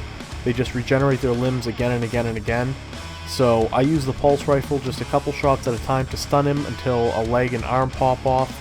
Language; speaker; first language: English; native; English